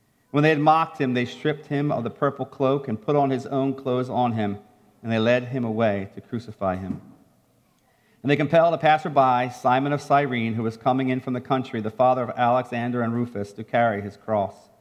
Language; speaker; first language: English; native; English